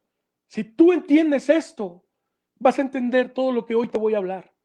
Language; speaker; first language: Spanish; native; Spanish